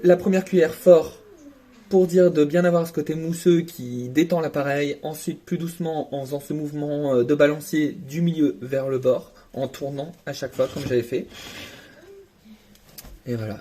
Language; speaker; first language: French; native; French